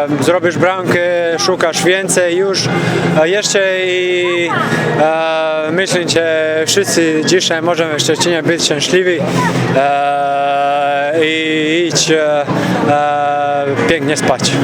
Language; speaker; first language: Polish; non-native, learner; Croatian